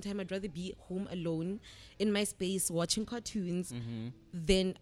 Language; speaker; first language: English; non-native, local second language; Tswana